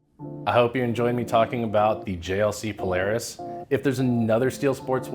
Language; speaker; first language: English; native; English